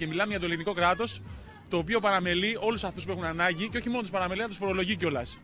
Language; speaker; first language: Greek; native; Greek